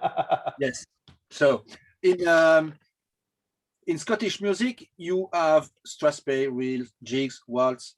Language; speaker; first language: English; non-native, learner; French